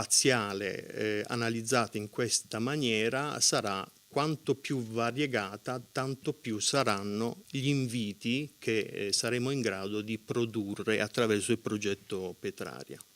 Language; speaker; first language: Italian; native; Italian